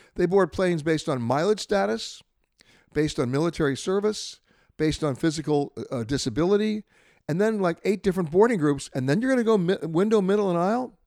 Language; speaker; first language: English; native; English